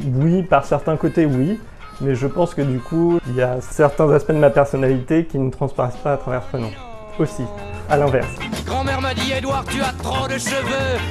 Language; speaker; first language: French; native; French